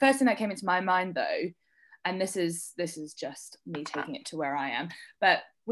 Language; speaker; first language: English; native; English